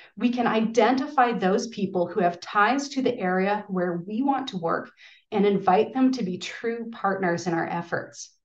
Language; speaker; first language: English; native; English